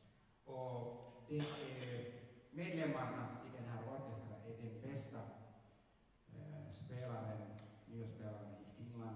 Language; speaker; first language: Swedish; non-native, local second language; Finnish